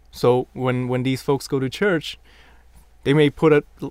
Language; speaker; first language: English; non-native, local second language; Cantonese